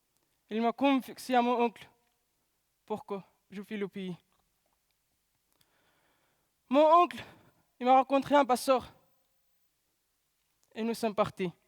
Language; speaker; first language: French; non-native, learner; Pashto